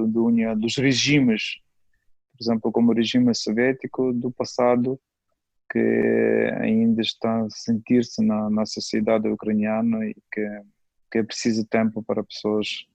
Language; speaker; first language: Portuguese; non-native, fluent; Ukrainian